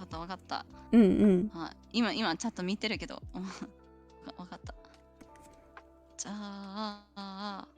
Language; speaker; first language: Japanese; non-native, learner; English